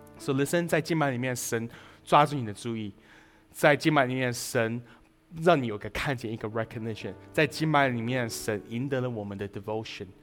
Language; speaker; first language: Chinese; early bilingual, heritage; Chinese